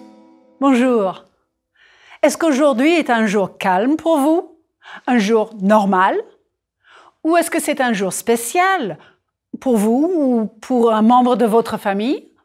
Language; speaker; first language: French; non-native, fluent; English